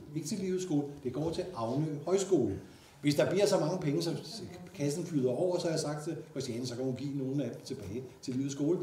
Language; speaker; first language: Danish; native; Danish